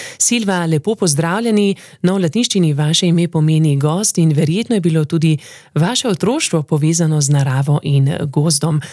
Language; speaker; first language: Slovenian; native; Slovenian